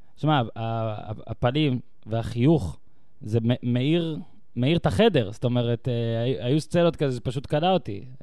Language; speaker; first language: Hebrew; native; Hebrew